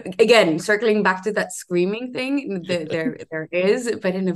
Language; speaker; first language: English; non-native, fluent; Hebrew